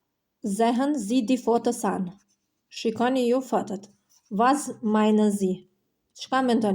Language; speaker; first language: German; non-native, fluent; Albanian